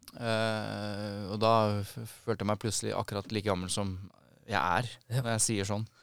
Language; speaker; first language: Norwegian; native; Norwegian